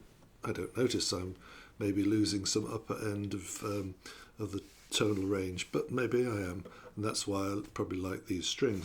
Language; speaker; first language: English; native; English